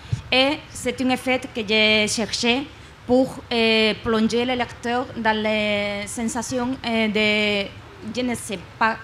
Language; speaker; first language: French; non-native, learner; Spanish